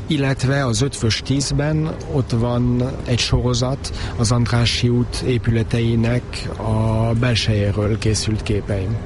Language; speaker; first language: Hungarian; early bilingual, heritage; Hungarian